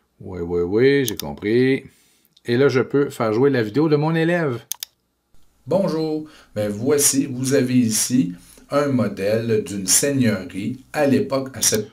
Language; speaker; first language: French; native; French